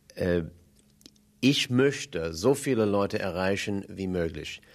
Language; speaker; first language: German; non-native, fluent; English